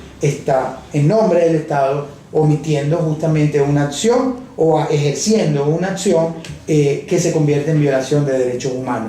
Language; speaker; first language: Spanish; native; Spanish